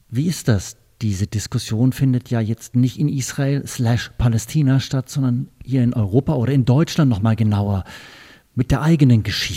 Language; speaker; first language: German; native; German